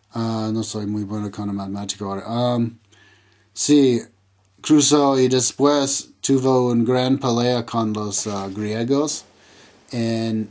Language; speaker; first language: Spanish; non-native, learner; English